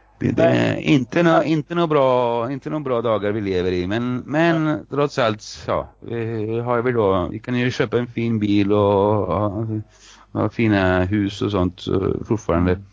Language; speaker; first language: Swedish; non-native, fluent; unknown